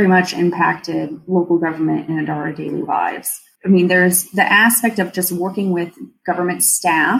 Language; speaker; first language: English; native; English